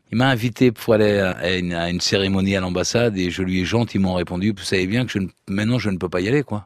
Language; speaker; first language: French; early bilingual, other home language; Portuguese